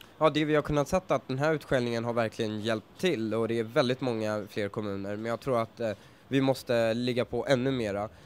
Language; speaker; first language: Swedish; early bilingual, other home language; Persian